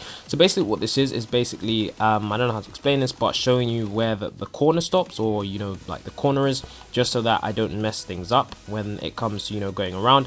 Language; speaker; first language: English; native; English